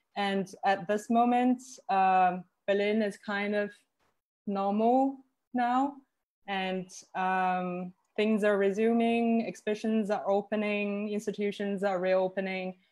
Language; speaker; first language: English; non-native, fluent; Chinese